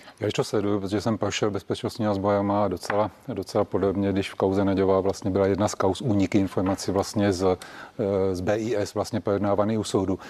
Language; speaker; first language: Czech; native; Czech